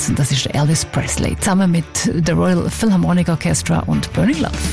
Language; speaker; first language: German; native; German